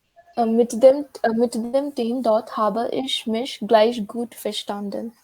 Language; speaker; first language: German; non-native, learner; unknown